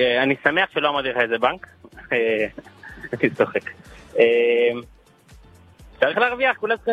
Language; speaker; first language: Hebrew; native; Hebrew